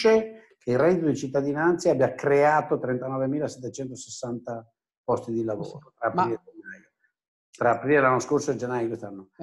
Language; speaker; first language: Italian; native; Italian